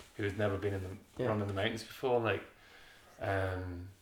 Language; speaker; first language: English; native; English